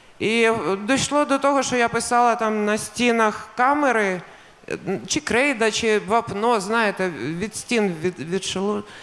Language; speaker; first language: Ukrainian; non-native, local second language; Russian